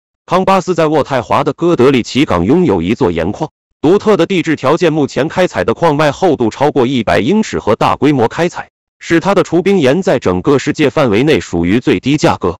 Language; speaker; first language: Chinese; native; Chinese